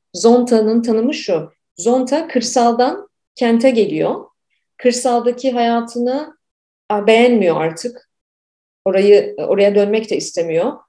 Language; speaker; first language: Turkish; native; Turkish